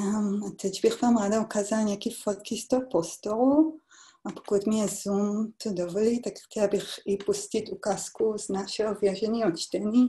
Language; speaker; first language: Czech; non-native, fluent; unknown